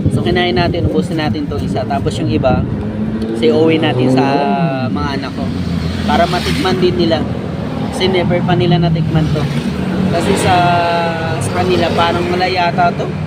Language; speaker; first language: Filipino; non-native, local second language; Waray